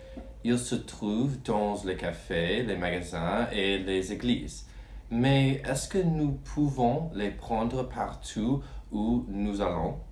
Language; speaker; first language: French; non-native, learner; English